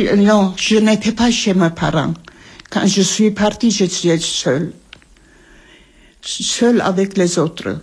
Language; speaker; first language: French; early bilingual, other home language; Armenian